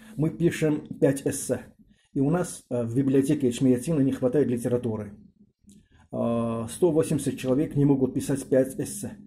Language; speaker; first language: Russian; non-native, local second language; Armenian